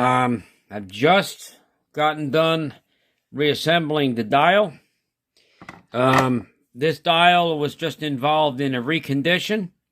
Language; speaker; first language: English; native; English